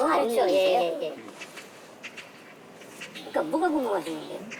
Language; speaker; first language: Korean; native; Korean